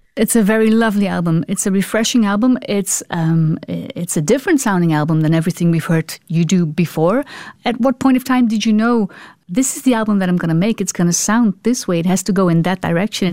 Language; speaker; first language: English; non-native, fluent; Dutch